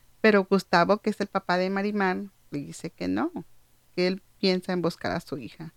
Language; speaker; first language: Spanish; native; Spanish